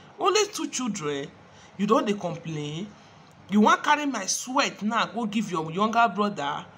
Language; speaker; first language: Nigerian Pidgin; non-native, local second language; Igbo